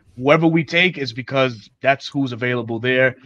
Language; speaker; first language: English; native; English